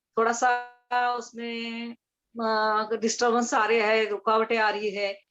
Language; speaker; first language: Hindi; non-native, local second language; Marathi